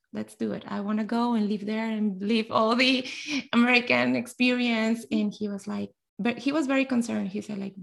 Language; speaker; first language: English; non-native, fluent; Spanish